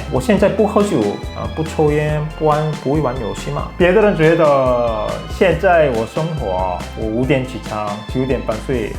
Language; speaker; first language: Chinese; non-native, fluent; Korean